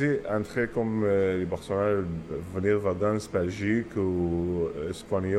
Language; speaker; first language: French; non-native, learner; Arabic